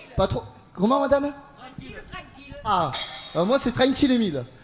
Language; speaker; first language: French; native; French